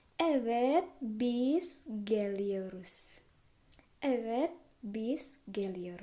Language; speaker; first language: Turkish; non-native, fluent; Indonesian